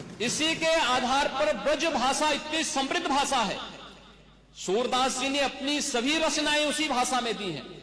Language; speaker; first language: Hindi; native; Hindi